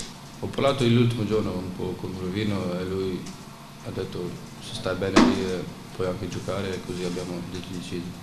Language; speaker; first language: Italian; non-native, fluent; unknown